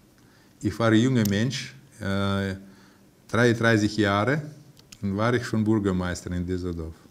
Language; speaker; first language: German; early bilingual, heritage; German